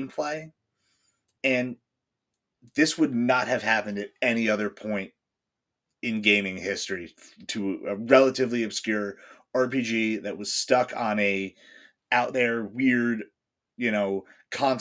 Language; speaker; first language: English; native; English